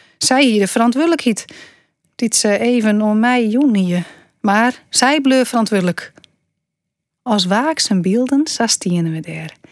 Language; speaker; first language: Dutch; native; Dutch